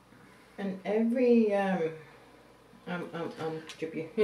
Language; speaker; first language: English; native; English